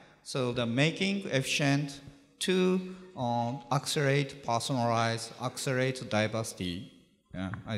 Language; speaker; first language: English; non-native, learner; Japanese